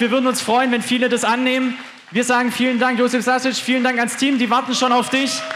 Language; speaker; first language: German; native; German